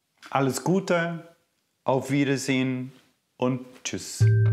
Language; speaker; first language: German; native; German